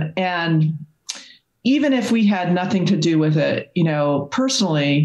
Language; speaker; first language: English; native; English